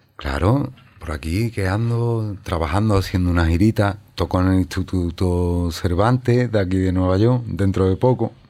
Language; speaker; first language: Spanish; native; Spanish